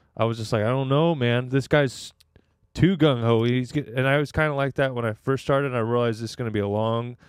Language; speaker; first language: English; native; English